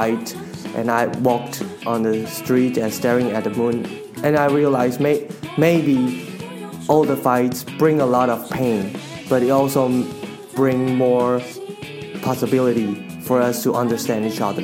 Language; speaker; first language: English; non-native, fluent; Chinese